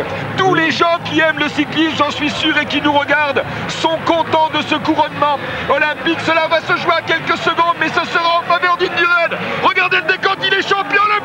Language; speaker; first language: French; native; French